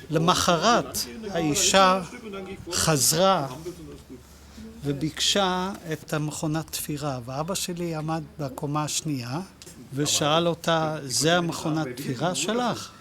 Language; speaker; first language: Hebrew; non-native, fluent; Dutch